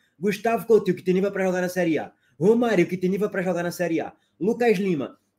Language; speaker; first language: Portuguese; native; Portuguese